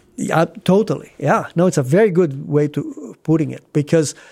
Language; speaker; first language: English; non-native, fluent; Portuguese